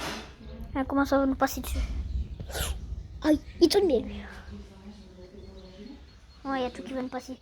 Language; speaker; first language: French; native; French